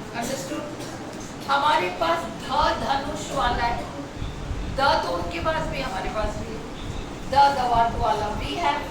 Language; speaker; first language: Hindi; native; Hindi